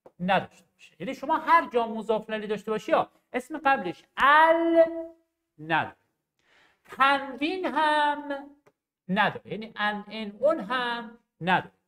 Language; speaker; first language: Persian; non-native, local second language; Arabic